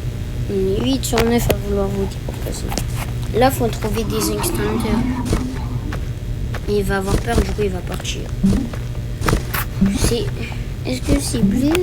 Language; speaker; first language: French; native; French